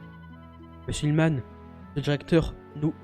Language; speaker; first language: French; native; French